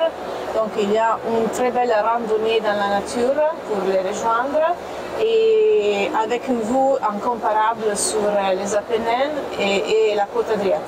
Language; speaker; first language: French; non-native, fluent; Italian